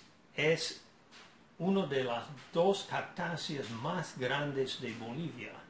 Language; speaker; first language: Spanish; non-native, fluent; English